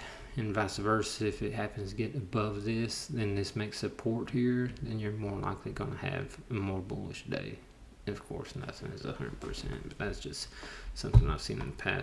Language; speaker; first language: English; native; English